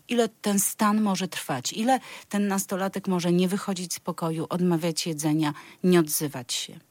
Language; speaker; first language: Polish; native; Polish